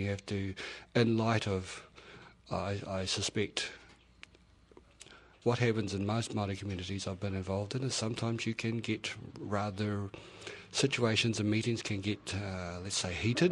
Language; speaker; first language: English; native; English